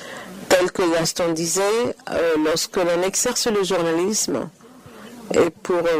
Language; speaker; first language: French; non-native, fluent; Spanish